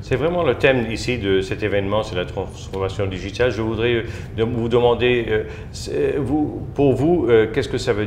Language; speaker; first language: French; non-native, fluent; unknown